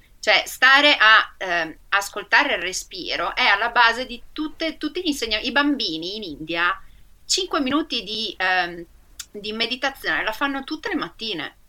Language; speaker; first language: Italian; native; Italian